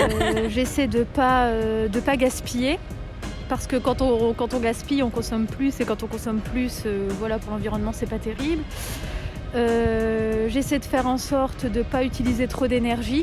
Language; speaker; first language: French; native; French